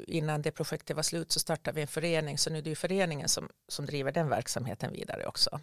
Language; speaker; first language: Swedish; native; Swedish